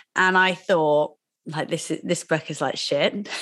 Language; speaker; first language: English; native; English